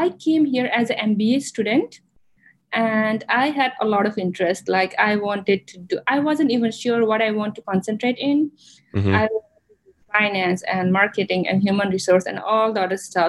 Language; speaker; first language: English; non-native, local second language; Nepali